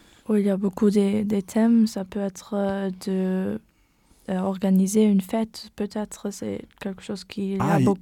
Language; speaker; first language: French; non-native, learner; German